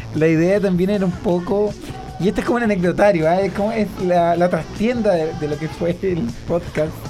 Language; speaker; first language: Spanish; native; Spanish